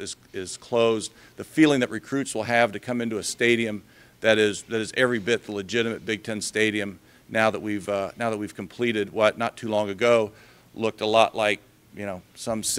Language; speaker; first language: English; native; English